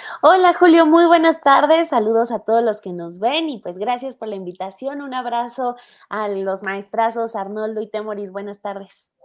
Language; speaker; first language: Spanish; native; Spanish